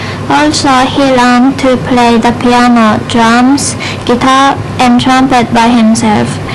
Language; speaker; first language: English; non-native, fluent; Japanese